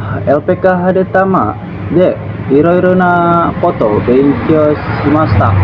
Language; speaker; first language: Japanese; non-native, learner; Indonesian